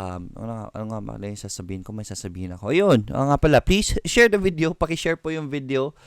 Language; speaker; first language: Filipino; native; Filipino